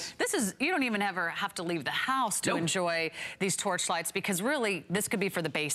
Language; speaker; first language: English; native; English